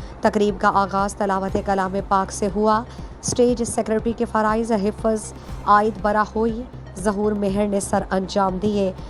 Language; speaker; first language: Urdu; non-native, local second language; Baluchi